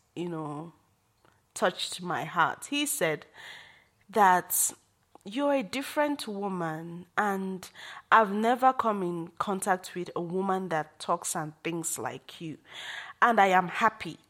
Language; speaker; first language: English; non-native, local second language; Igbo